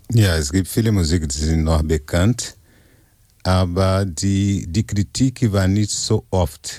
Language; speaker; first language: German; non-native, fluent; Portuguese